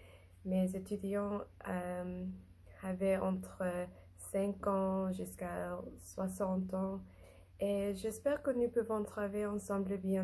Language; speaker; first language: French; non-native, fluent; English